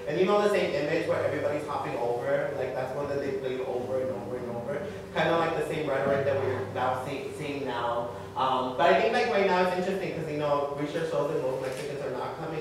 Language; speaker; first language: English; early bilingual, other home language; Spanish